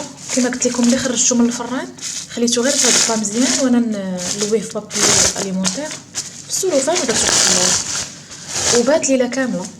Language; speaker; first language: Arabic; native; Arabic